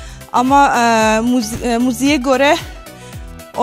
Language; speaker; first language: Turkish; non-native, fluent; Persian